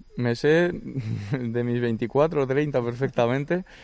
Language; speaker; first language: Spanish; early bilingual, other home language; Georgian